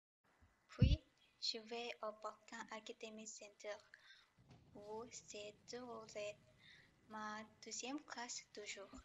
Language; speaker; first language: French; non-native, learner; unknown